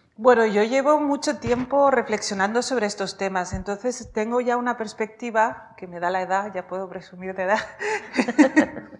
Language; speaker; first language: Spanish; native; Spanish